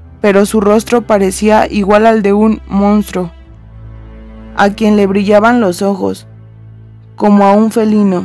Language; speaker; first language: Spanish; native; Spanish